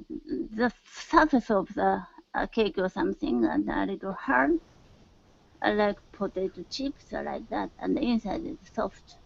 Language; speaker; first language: English; non-native, learner; Japanese